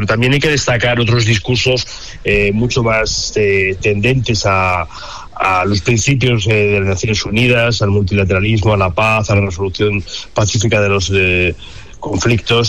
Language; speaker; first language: Spanish; native; Spanish